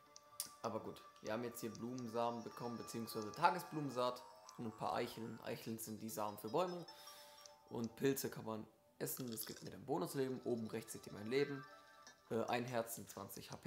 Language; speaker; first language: German; native; German